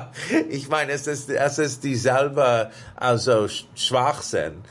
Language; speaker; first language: German; non-native, fluent; English